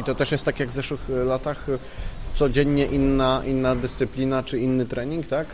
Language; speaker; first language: Polish; native; Polish